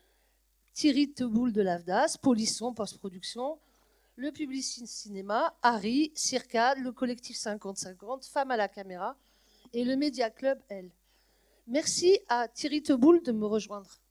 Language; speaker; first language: French; native; French